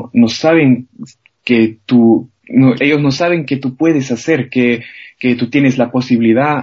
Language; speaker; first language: Spanish; non-native, fluent; German